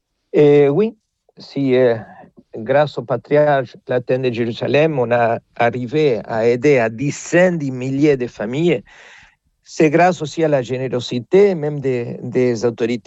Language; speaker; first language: French; non-native, fluent; Spanish